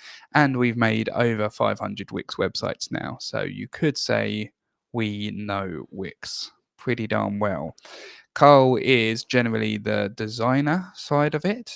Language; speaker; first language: English; native; English